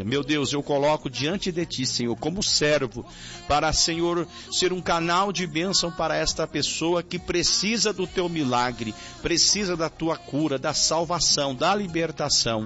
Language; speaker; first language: Portuguese; native; Portuguese